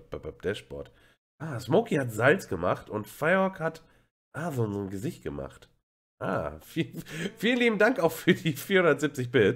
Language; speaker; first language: German; native; German